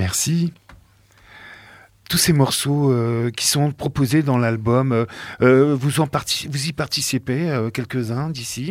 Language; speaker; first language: French; native; French